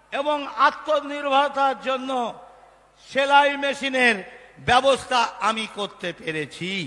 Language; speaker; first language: Bangla; native; Bangla